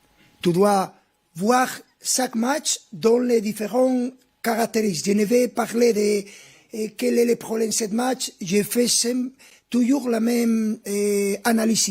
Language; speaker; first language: French; non-native, fluent; Spanish